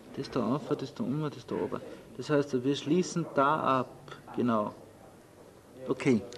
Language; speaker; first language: German; native; German